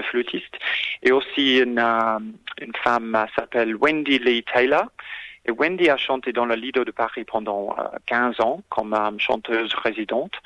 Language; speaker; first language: French; non-native, fluent; English